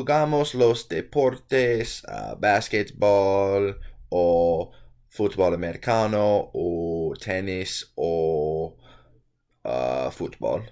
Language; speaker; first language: Spanish; non-native, learner; English